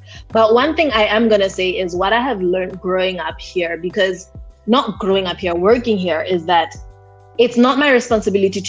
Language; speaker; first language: English; non-native, local second language; Tswana